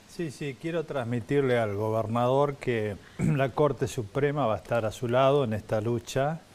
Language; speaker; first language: Spanish; native; Spanish